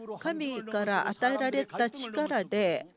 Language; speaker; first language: Japanese; non-native, fluent; Korean